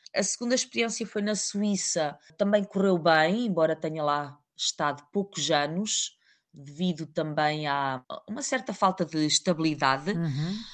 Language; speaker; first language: Portuguese; native; Portuguese